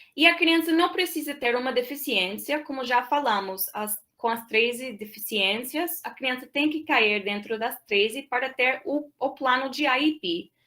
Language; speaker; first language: Portuguese; non-native, fluent; English